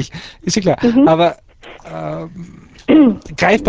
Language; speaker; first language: German; early bilingual, other home language; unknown